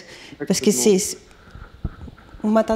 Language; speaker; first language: French; non-native, fluent; Greek